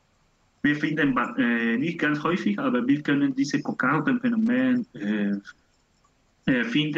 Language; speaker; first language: German; non-native, learner; Spanish